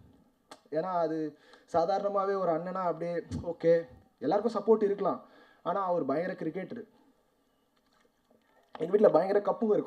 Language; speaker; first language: Tamil; native; Tamil